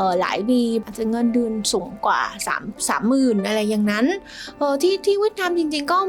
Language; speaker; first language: Thai; non-native, fluent; Vietnamese